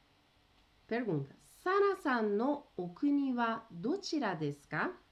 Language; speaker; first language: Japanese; early bilingual, heritage; Portuguese